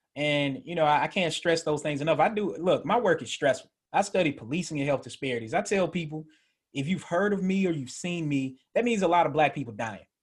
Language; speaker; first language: English; native; English